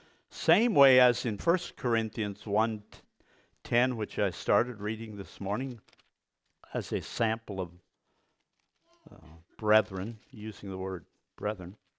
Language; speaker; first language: English; early bilingual, other home language; Pennsylvania German